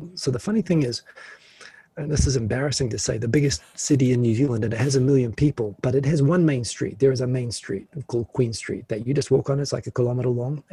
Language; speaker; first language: English; native; English